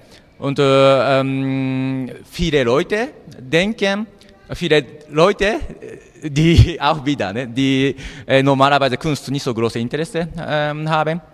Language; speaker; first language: German; non-native, learner; Japanese